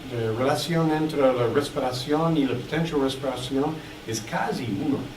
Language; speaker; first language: Spanish; non-native, learner; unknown